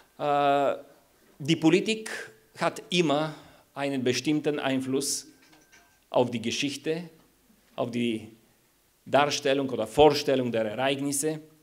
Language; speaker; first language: German; non-native, fluent; Bulgarian